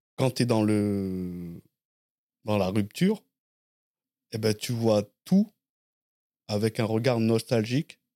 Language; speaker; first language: French; native; French